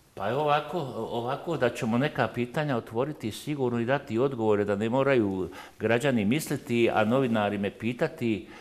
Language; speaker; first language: Bosnian; native; Bosnian